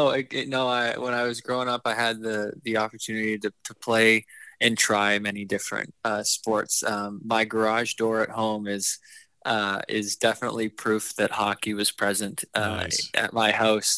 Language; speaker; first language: English; native; English